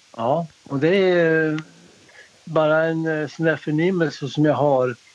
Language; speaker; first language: Swedish; native; Swedish